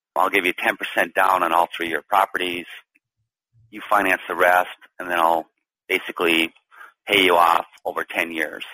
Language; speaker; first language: English; native; English